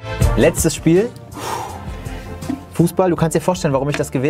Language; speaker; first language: German; native; German